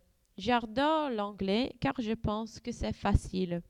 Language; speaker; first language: French; non-native, learner; English